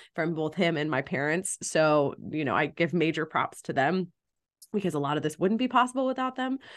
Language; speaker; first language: English; native; English